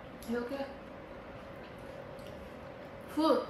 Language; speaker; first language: English; non-native, learner; Indonesian